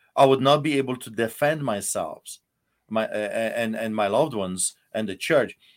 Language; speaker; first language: English; non-native, fluent; Polish